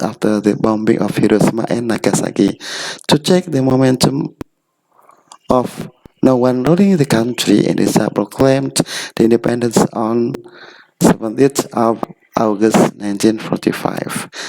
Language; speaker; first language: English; non-native, learner; Indonesian